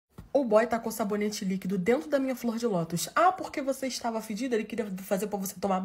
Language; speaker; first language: Portuguese; native; Portuguese